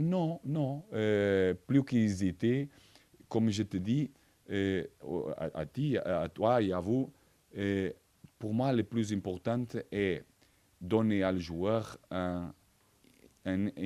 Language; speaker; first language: French; non-native, fluent; Portuguese